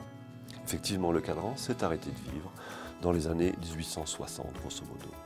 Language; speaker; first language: French; native; French